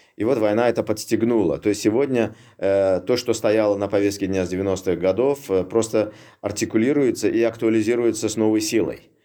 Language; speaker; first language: Russian; non-native, local second language; Uzbek